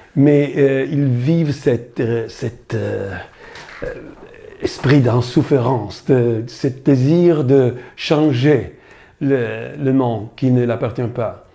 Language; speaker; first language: French; non-native, fluent; Italian